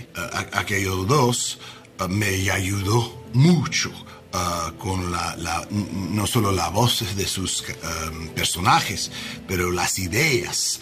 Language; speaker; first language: Spanish; non-native, learner; English